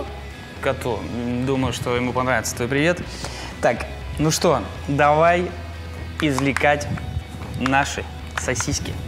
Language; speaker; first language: Russian; native; Russian